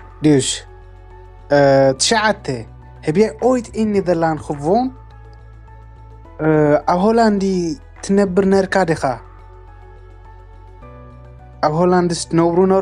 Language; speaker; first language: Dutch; non-native, learner; Tigrinya